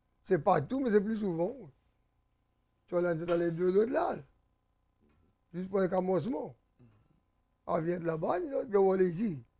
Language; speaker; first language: French; early bilingual, heritage; French